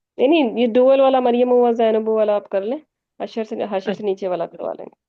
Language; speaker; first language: Urdu; native; Urdu